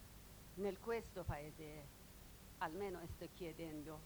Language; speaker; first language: Italian; non-native, learner; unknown